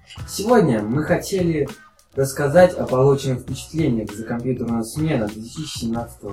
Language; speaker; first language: Russian; native; Russian